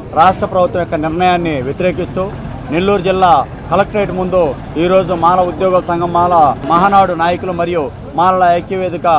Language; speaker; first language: Telugu; native; Telugu